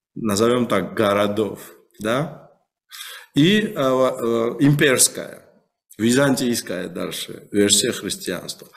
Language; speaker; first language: Russian; non-native, local second language; Georgian